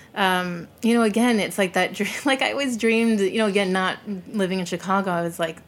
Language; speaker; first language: English; native; English